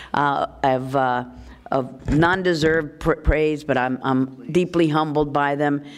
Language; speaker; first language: English; early bilingual, other home language; Spanish